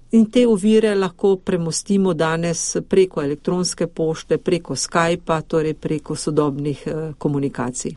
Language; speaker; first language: Slovenian; native; Slovenian